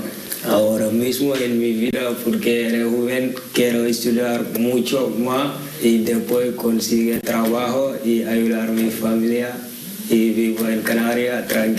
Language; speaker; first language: Spanish; non-native, learner; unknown